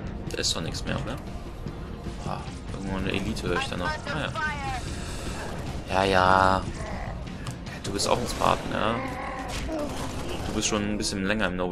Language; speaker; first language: German; native; German